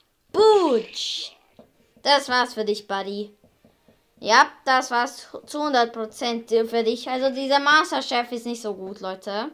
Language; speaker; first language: German; early bilingual, other home language; Hungarian